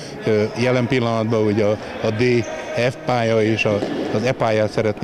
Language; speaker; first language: Hungarian; native; Hungarian